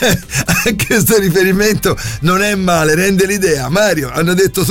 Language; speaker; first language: Italian; native; Italian